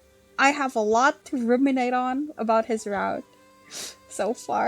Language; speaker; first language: English; native; English